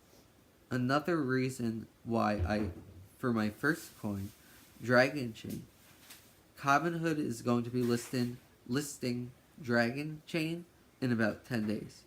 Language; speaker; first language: English; native; English